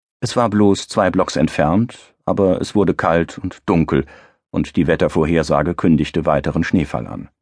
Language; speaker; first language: German; native; German